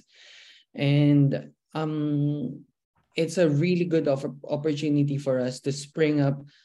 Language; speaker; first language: English; non-native, local second language; Filipino